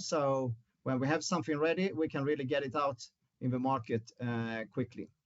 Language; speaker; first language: English; non-native, fluent; Swedish